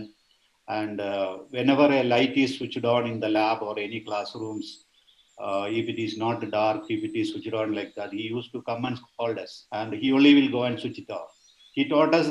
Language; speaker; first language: English; non-native, local second language; Malayalam